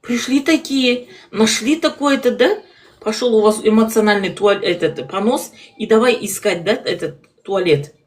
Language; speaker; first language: Russian; non-native, local second language; Kazakh